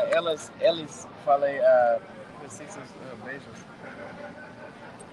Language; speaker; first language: Portuguese; non-native, learner; English